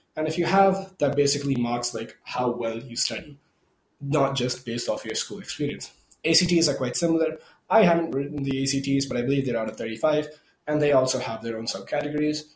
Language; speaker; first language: English; non-native, local second language; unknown